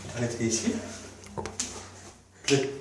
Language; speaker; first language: French; native; French